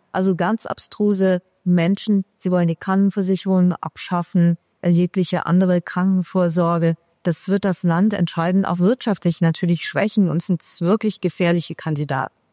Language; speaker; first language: German; early bilingual, other home language; Persian